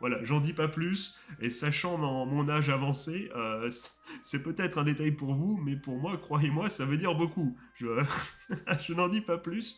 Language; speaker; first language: French; native; French